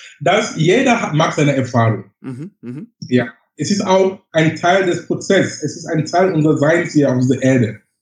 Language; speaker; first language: German; non-native, fluent; English